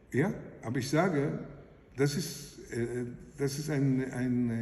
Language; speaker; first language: German; non-native, fluent; Hebrew